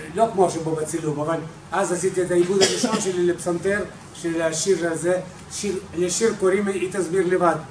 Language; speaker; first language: Hebrew; non-native, fluent; Russian